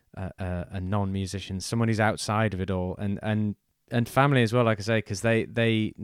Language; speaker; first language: English; native; English